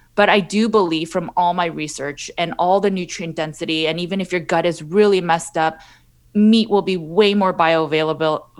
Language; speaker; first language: English; native; English